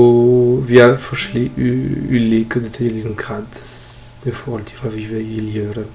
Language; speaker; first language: Norwegian; non-native, fluent; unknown